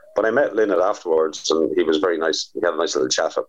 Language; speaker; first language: English; native; English